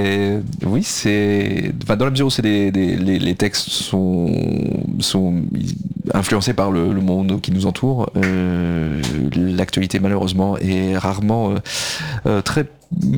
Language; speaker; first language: French; native; French